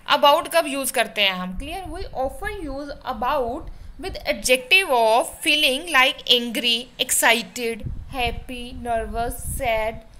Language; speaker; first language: Hindi; non-native, local second language; Punjabi